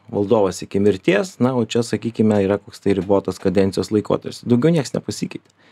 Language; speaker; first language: Lithuanian; native; Lithuanian